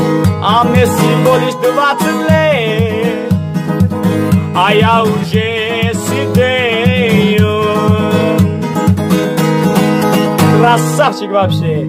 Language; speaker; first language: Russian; non-native, learner; Tajik